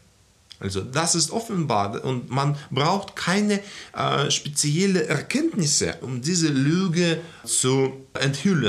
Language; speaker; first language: German; non-native, fluent; Russian